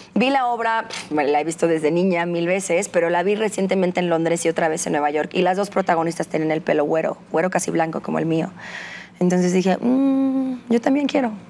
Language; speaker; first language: Spanish; early bilingual, heritage; Spanish